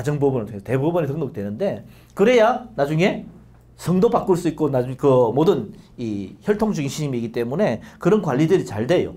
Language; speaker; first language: Korean; native; Korean